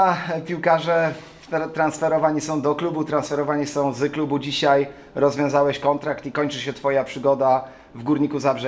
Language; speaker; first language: Polish; native; Polish